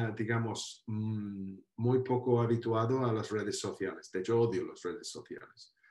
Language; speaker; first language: Spanish; non-native, fluent; Welsh